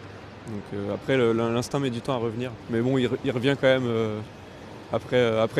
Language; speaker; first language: French; native; French